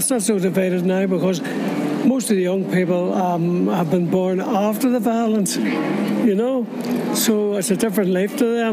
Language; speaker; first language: English; native; English